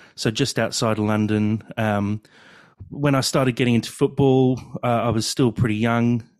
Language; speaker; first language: English; native; English